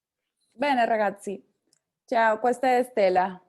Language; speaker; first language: Italian; non-native, fluent; Spanish